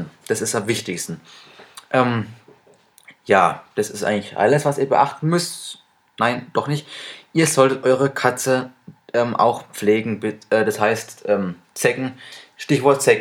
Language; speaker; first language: German; native; German